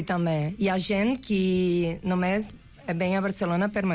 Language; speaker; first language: Catalan; non-native, local second language; Spanish